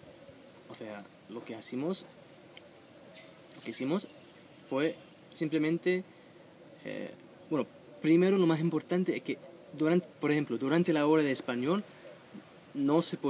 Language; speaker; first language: Spanish; non-native, fluent; English